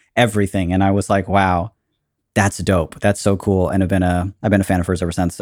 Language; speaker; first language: English; native; English